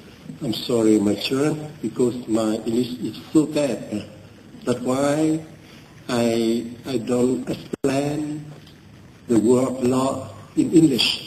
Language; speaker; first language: English; non-native, learner; Vietnamese